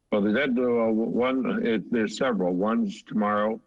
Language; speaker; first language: English; native; English